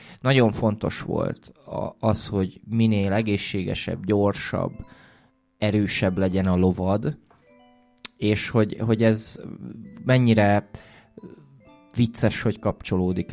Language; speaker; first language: Hungarian; native; Hungarian